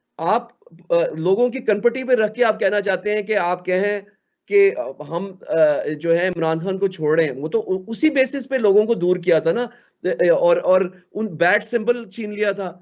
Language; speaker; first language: Urdu; native; Urdu